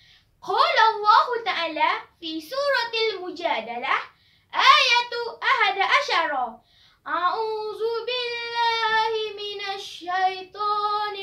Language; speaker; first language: Arabic; non-native, learner; Malay